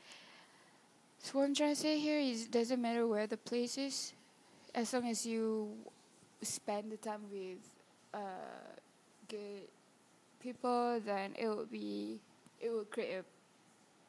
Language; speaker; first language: English; non-native, local second language; Malay